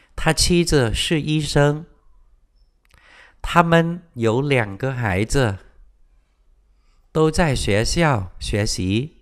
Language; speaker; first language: Chinese; non-native, fluent; Vietnamese